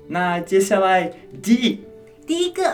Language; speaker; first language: Chinese; non-native, learner; English